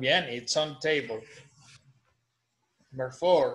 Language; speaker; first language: English; non-native, fluent; Spanish